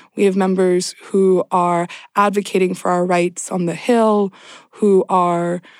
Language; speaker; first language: English; native; English